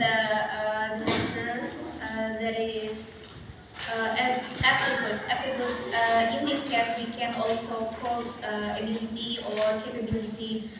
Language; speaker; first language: English; non-native, learner; Indonesian